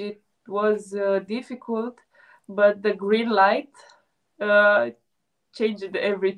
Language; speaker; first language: English; non-native, fluent; Romanian